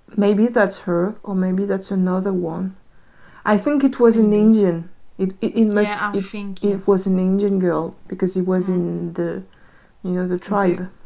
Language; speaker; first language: English; non-native, fluent; French